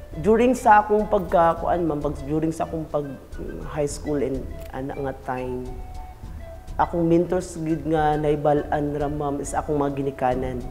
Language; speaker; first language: Cebuano; non-native, local second language; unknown